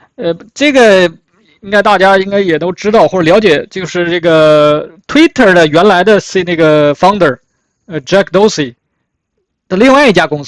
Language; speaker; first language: Chinese; native; Chinese